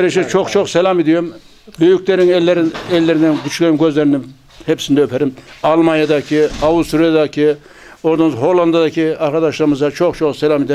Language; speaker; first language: Turkish; native; Turkish